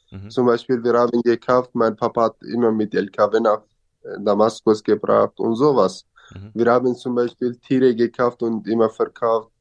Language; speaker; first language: German; non-native, fluent; Kurdish